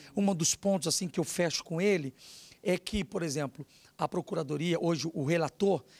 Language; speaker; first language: Portuguese; native; Portuguese